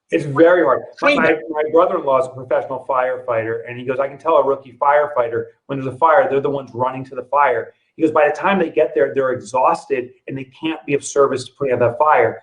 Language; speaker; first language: English; native; English